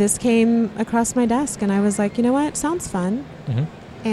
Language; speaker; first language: English; native; English